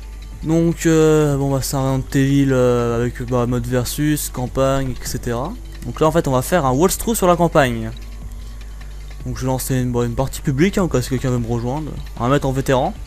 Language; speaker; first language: French; native; French